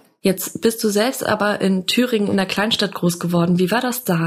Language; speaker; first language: German; native; German